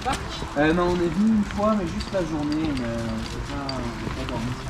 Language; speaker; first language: French; native; French